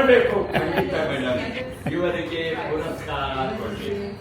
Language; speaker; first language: Kannada; non-native, learner; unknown